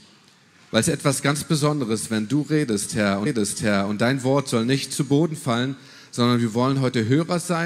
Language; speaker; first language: German; native; German